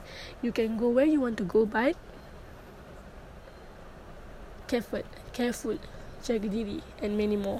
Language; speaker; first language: English; non-native, learner; Malay